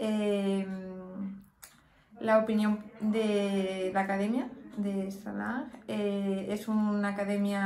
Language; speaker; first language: French; non-native, learner; Spanish